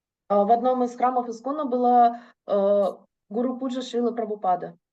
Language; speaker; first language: Russian; native; Russian